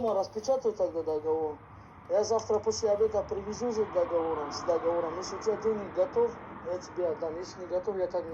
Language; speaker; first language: Russian; non-native, fluent; Armenian